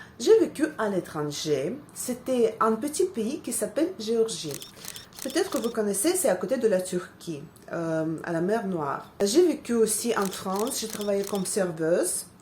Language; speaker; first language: French; non-native, fluent; Russian